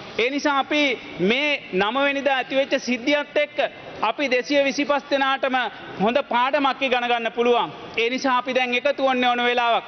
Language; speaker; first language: Sinhala; native; Sinhala